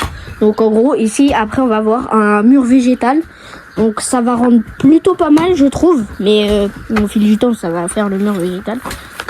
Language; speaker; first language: French; native; French